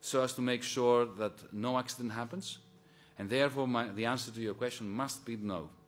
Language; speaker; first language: English; non-native, fluent; Greek